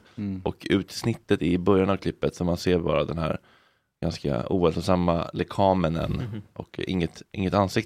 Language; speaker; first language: Swedish; native; Swedish